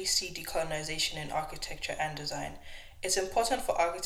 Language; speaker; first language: English; non-native, local second language; Akan